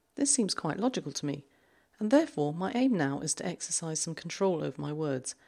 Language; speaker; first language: English; native; English